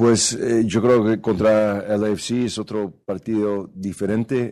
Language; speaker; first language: Spanish; early bilingual, other home language; English